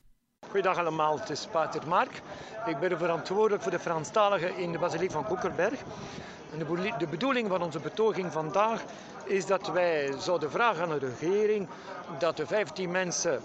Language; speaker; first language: Dutch; non-native, local second language; French